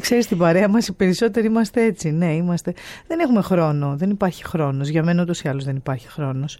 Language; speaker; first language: Greek; native; Greek